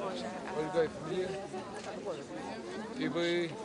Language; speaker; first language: Russian; non-native, fluent; Lithuanian